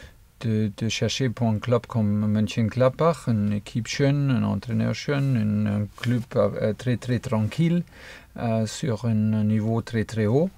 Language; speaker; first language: French; non-native, fluent; German